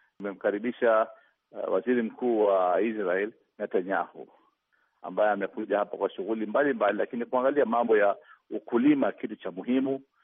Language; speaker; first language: Swahili; native; Swahili